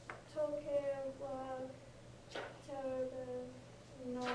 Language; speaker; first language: Japanese; non-native, learner; English